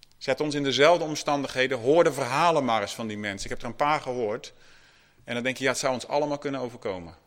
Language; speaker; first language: Dutch; native; Dutch